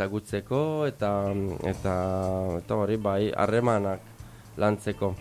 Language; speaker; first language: Basque; non-native, fluent; Italian